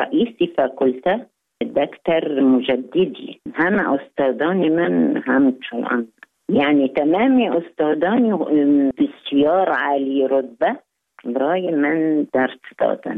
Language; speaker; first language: Persian; non-native, fluent; Arabic